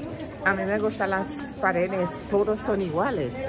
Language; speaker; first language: Spanish; non-native, learner; English